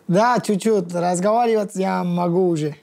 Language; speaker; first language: Russian; non-native, learner; Georgian